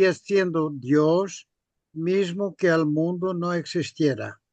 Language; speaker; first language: Spanish; non-native, fluent; Portuguese